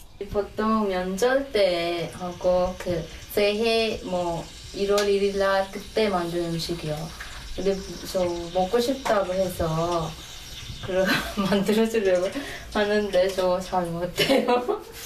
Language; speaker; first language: Korean; non-native, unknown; Sinhala